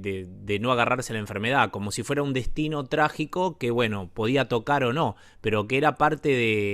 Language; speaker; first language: Spanish; native; Spanish